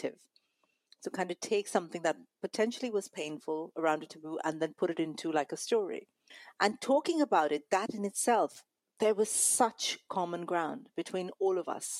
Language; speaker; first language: English; non-native, local second language; Malayalam